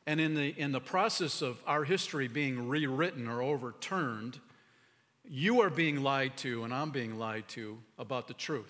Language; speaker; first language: English; native; English